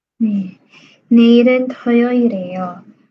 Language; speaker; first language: Korean; non-native, learner; Indonesian